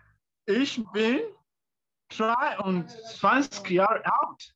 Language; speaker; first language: German; non-native, learner; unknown